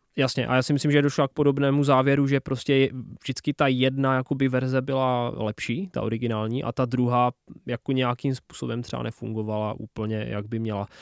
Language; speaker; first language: Czech; non-native, local second language; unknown